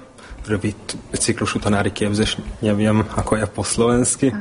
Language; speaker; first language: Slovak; non-native, learner; Hungarian